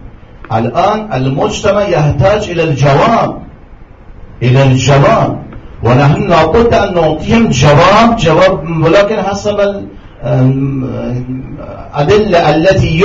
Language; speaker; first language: Arabic; non-native, fluent; Persian